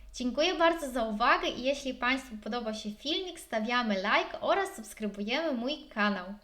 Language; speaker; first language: Polish; non-native, fluent; Ukrainian